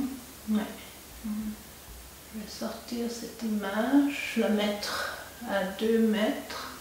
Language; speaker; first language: French; non-native, local second language; German